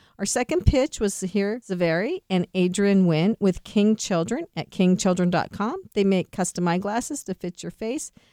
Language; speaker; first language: English; native; English